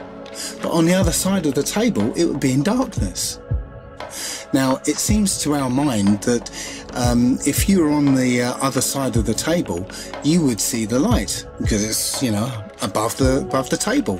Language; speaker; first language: English; native; English